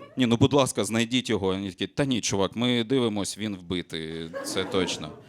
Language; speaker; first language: Ukrainian; non-native, local second language; Russian